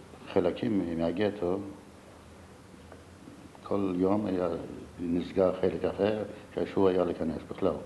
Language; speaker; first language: Hebrew; non-native, fluent; Yiddish